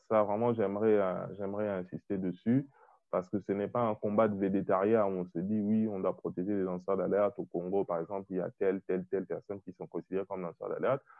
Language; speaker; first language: French; non-native, local second language; Lingala